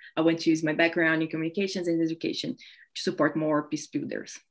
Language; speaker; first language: English; non-native, fluent; Portuguese